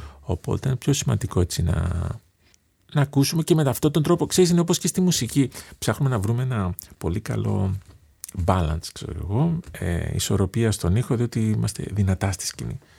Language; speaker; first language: Greek; native; Greek